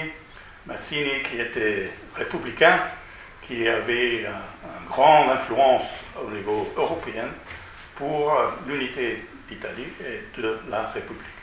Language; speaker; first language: French; non-native, fluent; Italian